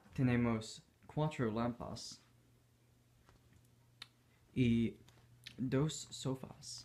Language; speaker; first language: Spanish; non-native, learner; English